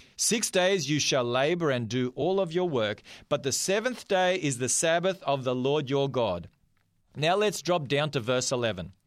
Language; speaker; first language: English; non-native, fluent; Macedonian